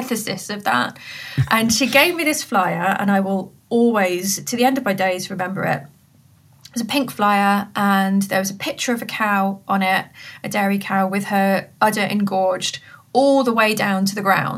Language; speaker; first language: English; native; English